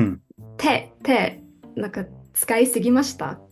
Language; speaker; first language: Japanese; non-native, learner; English